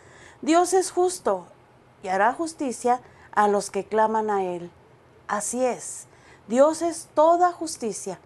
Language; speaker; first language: Spanish; native; Spanish